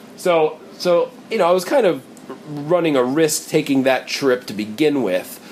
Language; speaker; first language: English; native; English